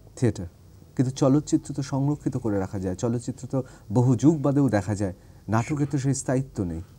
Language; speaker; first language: Bangla; native; Bangla